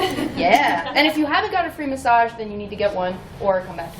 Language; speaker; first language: English; native; English